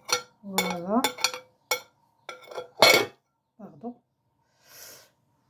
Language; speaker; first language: French; non-native, learner; Arabic